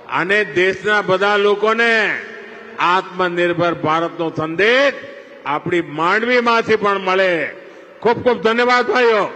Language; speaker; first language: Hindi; non-native, local second language; Gujarati